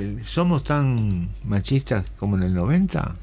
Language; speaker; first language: Spanish; native; Spanish